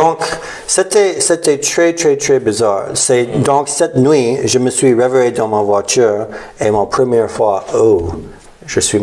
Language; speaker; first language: French; non-native, learner; English